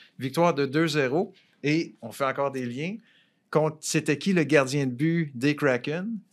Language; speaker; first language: French; native; French